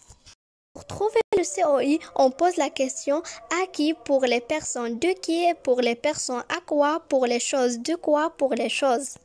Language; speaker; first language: French; non-native, local second language; Arabic